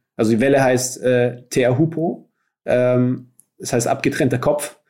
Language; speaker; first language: German; native; German